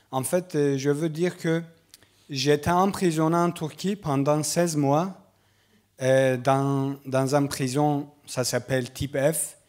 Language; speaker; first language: French; non-native, learner; Kurdish